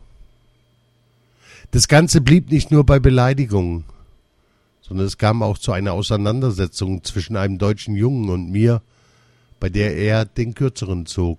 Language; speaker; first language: German; early bilingual, other home language; Russian